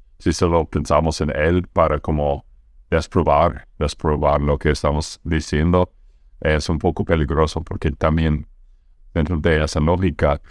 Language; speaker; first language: Spanish; non-native, fluent; English